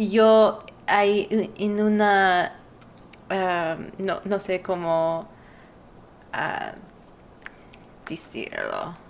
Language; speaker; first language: Spanish; non-native, learner; English